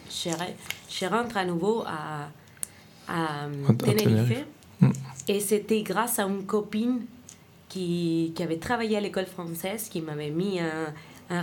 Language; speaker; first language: French; non-native, fluent; Spanish